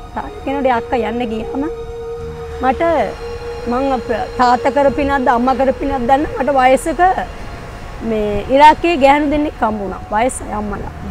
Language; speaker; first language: Sinhala; non-native, local second language; Tamil